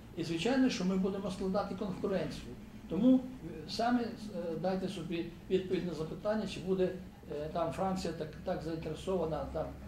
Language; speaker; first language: Ukrainian; native; Ukrainian